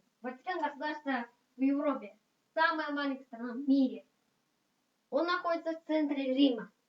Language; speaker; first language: Russian; non-native, local second language; Kazakh